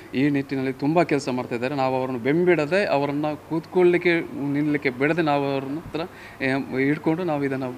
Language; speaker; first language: Kannada; non-native, local second language; Tulu